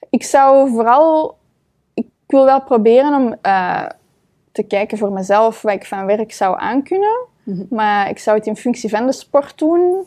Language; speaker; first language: Dutch; native; Dutch